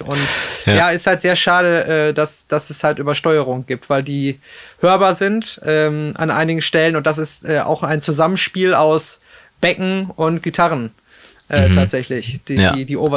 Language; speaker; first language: German; native; German